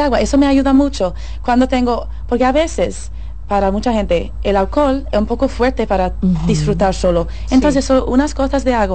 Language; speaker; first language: Spanish; non-native, fluent; English